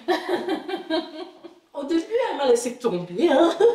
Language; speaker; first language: French; non-native, fluent; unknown